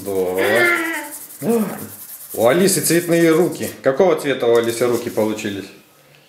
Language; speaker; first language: Russian; native; Russian